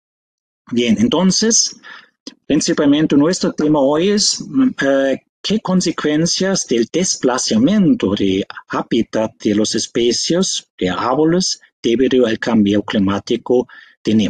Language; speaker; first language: Spanish; non-native, fluent; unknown